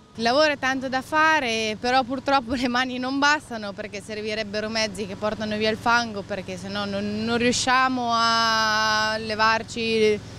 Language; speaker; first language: Italian; native; Italian